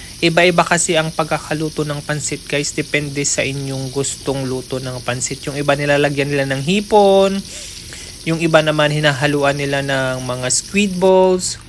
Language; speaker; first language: Filipino; non-native, local second language; Waray